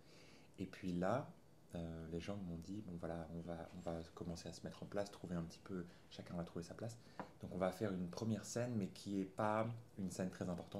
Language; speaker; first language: French; native; French